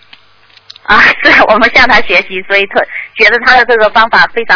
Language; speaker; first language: Chinese; native; Chinese